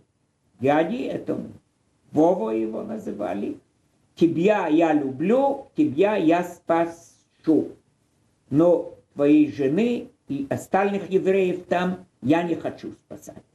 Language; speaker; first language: Russian; non-native, fluent; Polish